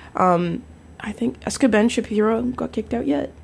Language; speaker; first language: English; native; English